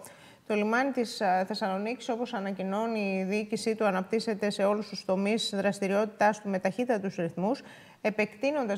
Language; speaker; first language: Greek; native; Greek